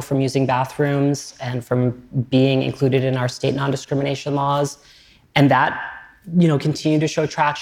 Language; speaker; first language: English; native; English